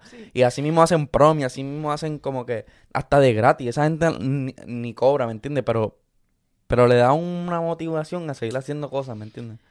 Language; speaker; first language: Spanish; early bilingual, other home language; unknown